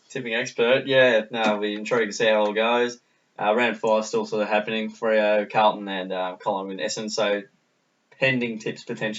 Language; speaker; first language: English; native; English